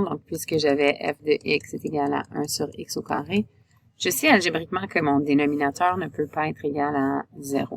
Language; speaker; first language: French; native; French